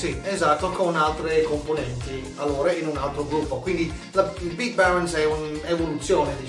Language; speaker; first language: Italian; non-native, fluent; English